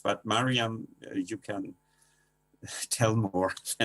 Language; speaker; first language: English; non-native, learner; German